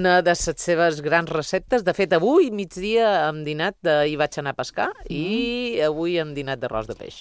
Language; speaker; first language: Catalan; native; Catalan